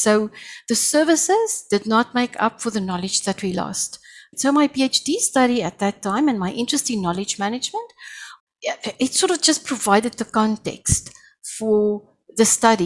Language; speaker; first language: English; non-native, local second language; Afrikaans